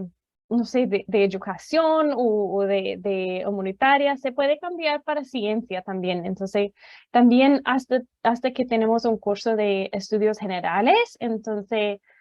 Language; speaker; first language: Spanish; non-native, fluent; English